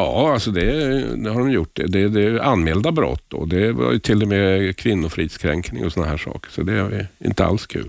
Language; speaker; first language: Swedish; native; Swedish